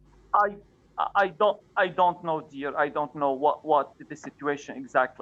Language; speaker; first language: English; non-native, fluent; Arabic